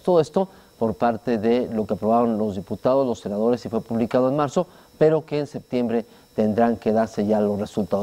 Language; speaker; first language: Spanish; native; Spanish